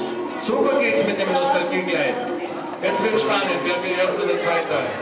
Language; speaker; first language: German; native; German